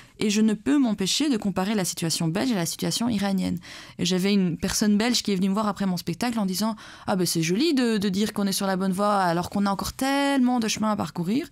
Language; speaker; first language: French; early bilingual, other home language; Persian